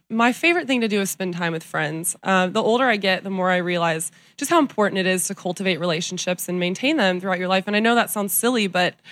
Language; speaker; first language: English; native; English